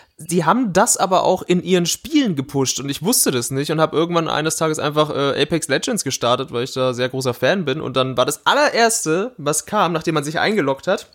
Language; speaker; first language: German; native; German